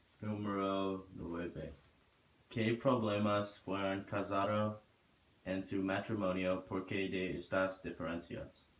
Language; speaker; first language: Spanish; non-native, learner; English